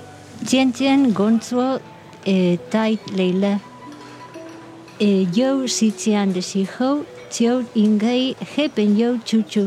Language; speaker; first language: Chinese; non-native, learner; Spanish